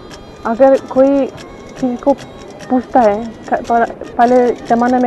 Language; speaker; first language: Hindi; non-native, learner; Swedish